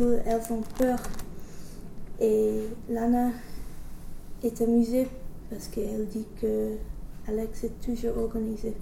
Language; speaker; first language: French; non-native, learner; English